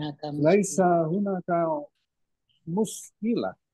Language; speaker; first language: Arabic; non-native, learner; Indonesian